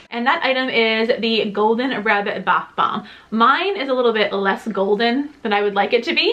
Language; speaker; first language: English; native; English